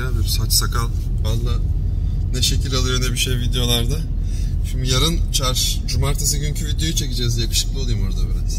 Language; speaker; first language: Turkish; native; Turkish